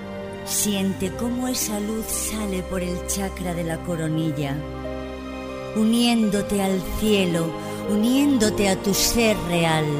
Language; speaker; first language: Spanish; native; Spanish